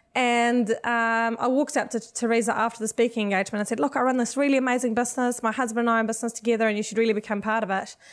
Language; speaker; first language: English; non-native, fluent; Swedish